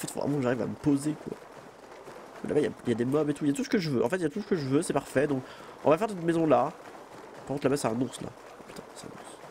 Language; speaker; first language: French; native; French